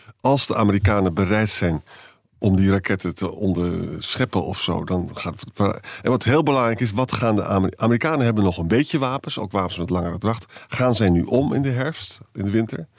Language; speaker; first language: Dutch; native; Dutch